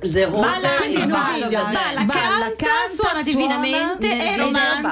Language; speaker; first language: Italian; native; Italian